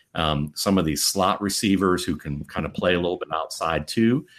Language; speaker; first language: English; native; English